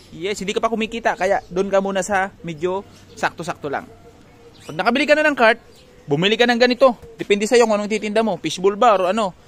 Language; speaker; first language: Filipino; non-native, local second language; Bikol